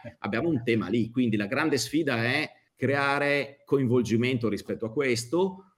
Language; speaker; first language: Italian; native; Italian